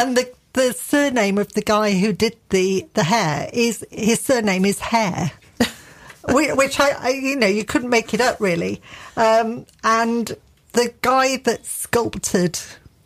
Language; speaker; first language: English; native; English